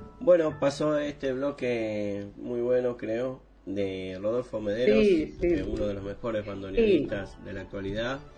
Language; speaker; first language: Spanish; native; Spanish